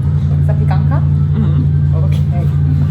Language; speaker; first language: English; non-native, learner; Korean